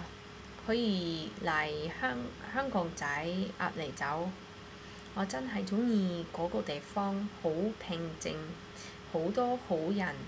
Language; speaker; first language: Cantonese; non-native, learner; English